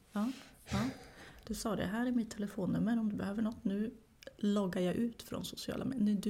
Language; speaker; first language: Swedish; early bilingual, other home language; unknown